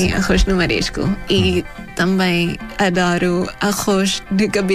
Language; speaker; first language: Portuguese; non-native, fluent; Thai